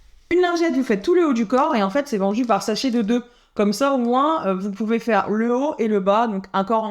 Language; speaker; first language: French; native; French